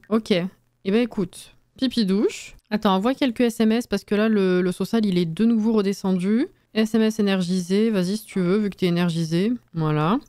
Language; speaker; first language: French; native; French